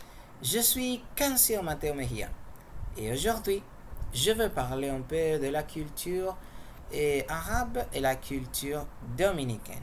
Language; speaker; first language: French; non-native, learner; Spanish